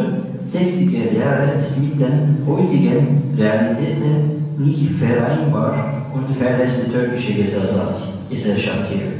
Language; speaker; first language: German; non-native, learner; Turkish